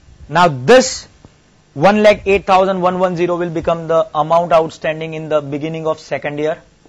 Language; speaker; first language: English; non-native, local second language; Gujarati